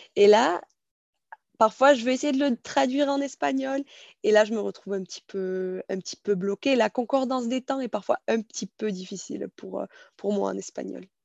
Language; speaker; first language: French; native; French